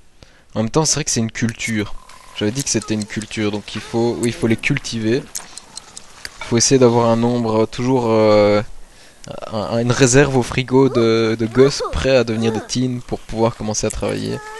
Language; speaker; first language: French; native; French